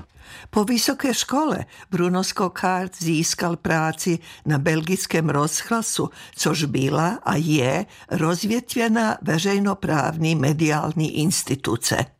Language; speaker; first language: Czech; native; Czech